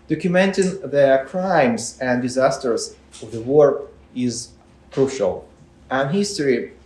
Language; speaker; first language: English; non-native, fluent; Ukrainian